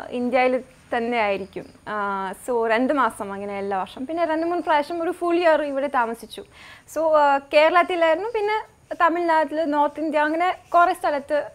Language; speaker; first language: Malayalam; non-native, fluent; French